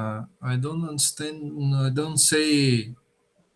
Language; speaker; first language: English; non-native, learner; Portuguese